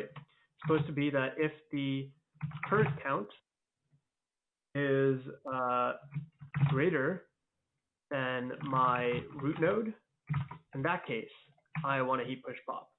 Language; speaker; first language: English; native; English